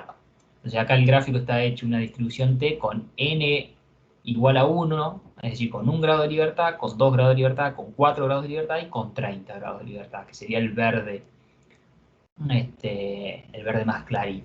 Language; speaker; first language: Spanish; native; Spanish